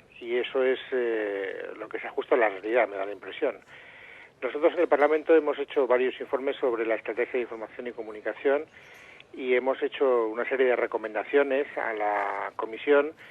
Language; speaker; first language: Spanish; native; Spanish